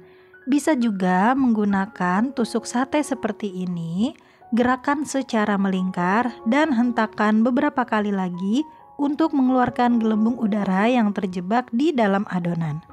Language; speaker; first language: Indonesian; native; Indonesian